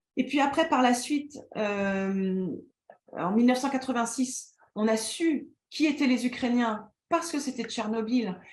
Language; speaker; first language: French; native; French